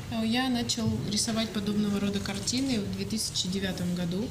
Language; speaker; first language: Russian; native; Russian